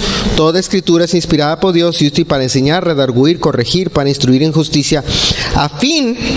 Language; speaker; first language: Spanish; native; Spanish